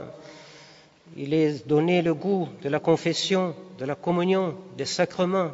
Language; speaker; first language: French; non-native, fluent; Portuguese